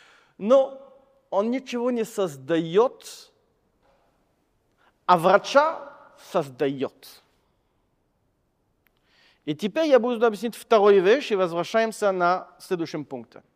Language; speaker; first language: Russian; non-native, fluent; French